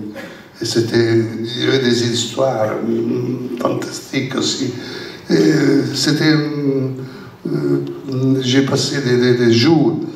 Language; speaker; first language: French; non-native, learner; Italian